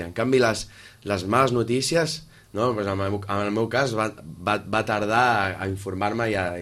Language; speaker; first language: Catalan; native; Catalan